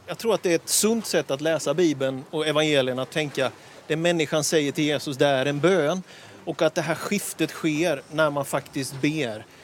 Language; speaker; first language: Swedish; native; Swedish